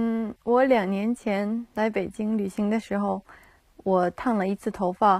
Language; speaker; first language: Chinese; non-native, learner; Japanese